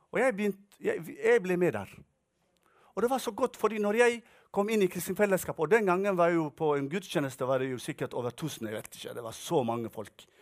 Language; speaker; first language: Norwegian; non-native, fluent; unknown